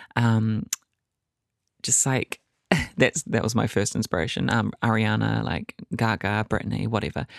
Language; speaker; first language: English; native; English